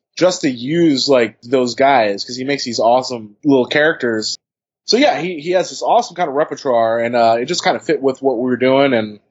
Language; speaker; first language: English; native; English